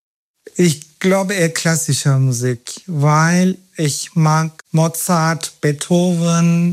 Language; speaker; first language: German; non-native, fluent; Turkish